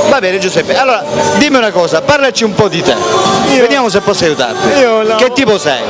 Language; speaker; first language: Italian; native; Italian